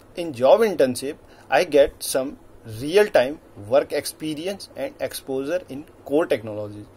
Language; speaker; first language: English; non-native, local second language; Hindi